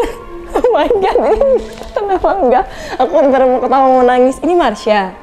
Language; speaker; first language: Indonesian; native; Indonesian